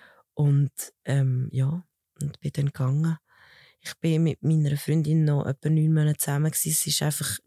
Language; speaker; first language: German; early bilingual, other home language; Spanish